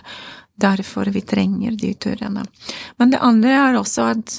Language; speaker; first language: Norwegian; non-native, fluent; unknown